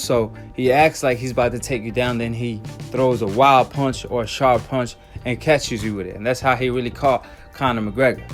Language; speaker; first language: English; native; English